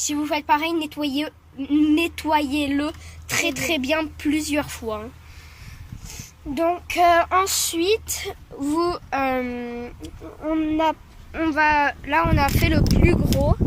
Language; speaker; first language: French; native; French